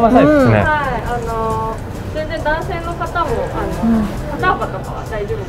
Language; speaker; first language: Japanese; native; Japanese